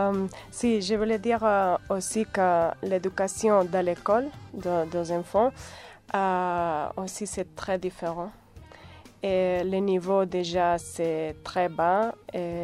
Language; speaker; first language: French; non-native, fluent; Catalan